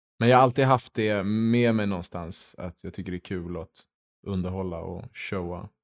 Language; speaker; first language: Swedish; early bilingual, heritage; Swedish